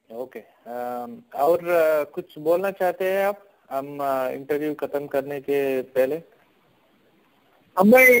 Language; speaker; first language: Hindi; non-native, local second language; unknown